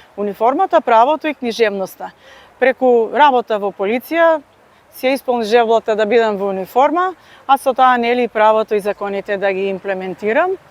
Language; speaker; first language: Macedonian; native; Macedonian